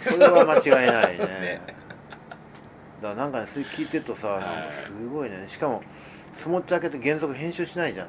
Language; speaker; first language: Japanese; native; Japanese